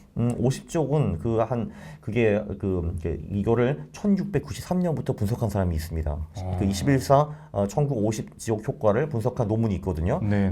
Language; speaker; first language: Korean; native; Korean